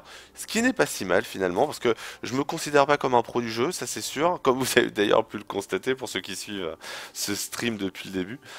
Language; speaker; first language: French; native; French